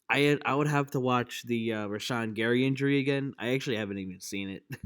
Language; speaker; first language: English; native; English